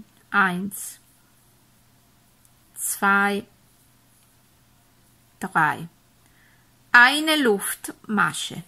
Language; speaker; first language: German; non-native, fluent; Italian